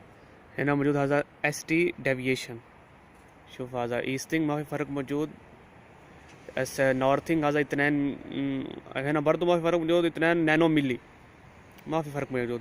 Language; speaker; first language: Arabic; non-native, learner; Urdu